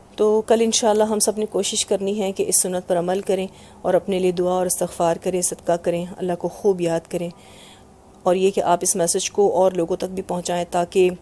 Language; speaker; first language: Urdu; native; Urdu